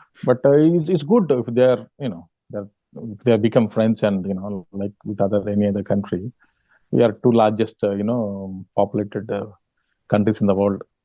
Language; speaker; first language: English; non-native, local second language; Telugu